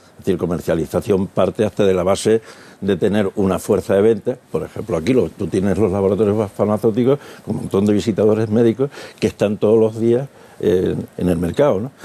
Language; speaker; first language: Spanish; native; Spanish